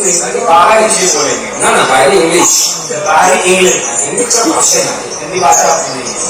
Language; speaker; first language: Hindi; non-native, learner; Bangla